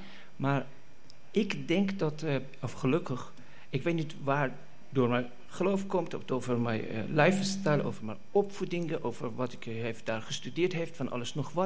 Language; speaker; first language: Dutch; non-native, fluent; Persian